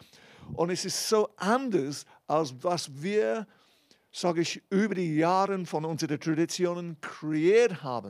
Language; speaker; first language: German; non-native, fluent; English